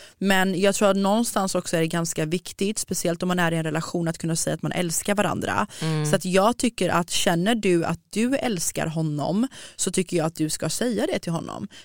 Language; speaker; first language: Swedish; early bilingual, other home language; Persian